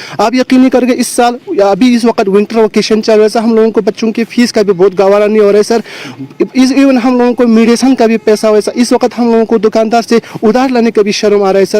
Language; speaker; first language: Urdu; non-native, local second language; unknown